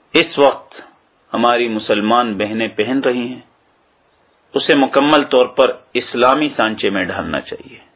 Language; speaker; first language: Urdu; native; Urdu